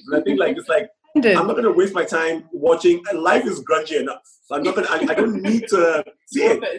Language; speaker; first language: English; non-native, local second language; Yoruba